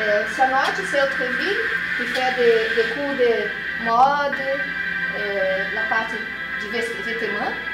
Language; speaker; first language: French; non-native, learner; Portuguese